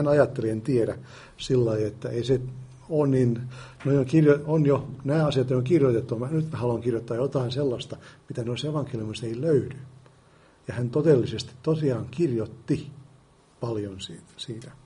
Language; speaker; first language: Finnish; native; Finnish